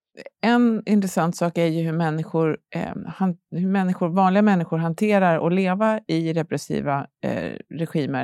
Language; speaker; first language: Swedish; native; Swedish